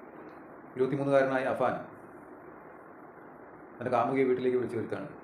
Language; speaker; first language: Malayalam; native; Malayalam